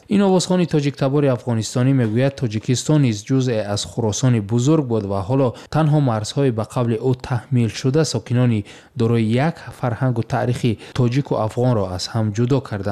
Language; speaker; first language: Tajik; native; Tajik